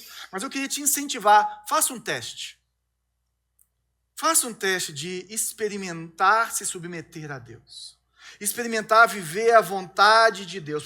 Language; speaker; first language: Portuguese; native; Portuguese